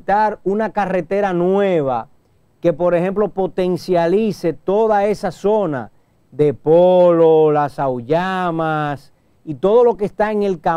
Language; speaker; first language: Spanish; native; Spanish